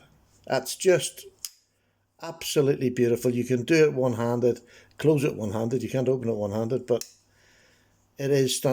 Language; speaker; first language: English; native; English